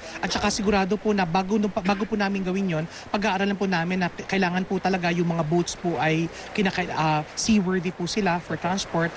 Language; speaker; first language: Filipino; native; Filipino